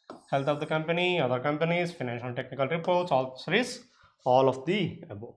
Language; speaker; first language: English; non-native, local second language; Telugu